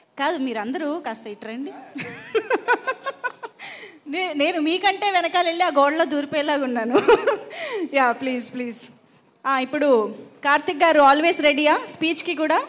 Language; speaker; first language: Telugu; native; Telugu